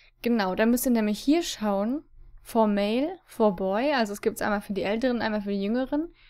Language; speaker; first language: German; native; German